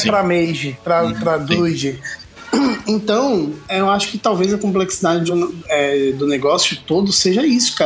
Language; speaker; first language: Portuguese; native; Portuguese